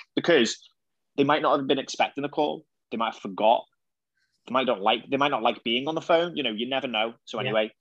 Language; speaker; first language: English; native; English